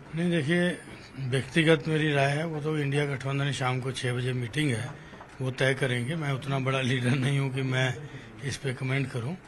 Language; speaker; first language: Hindi; native; Hindi